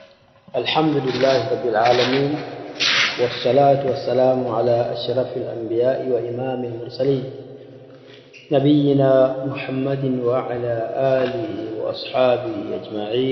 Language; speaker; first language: Arabic; non-native, fluent; Swahili